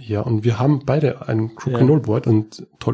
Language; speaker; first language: German; native; German